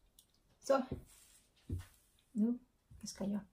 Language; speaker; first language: Swedish; non-native, learner; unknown